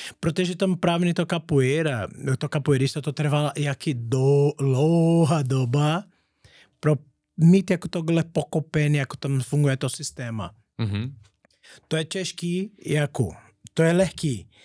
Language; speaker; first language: Czech; non-native, learner; Portuguese